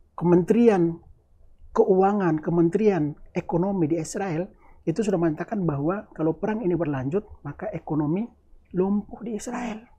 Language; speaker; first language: Indonesian; native; Indonesian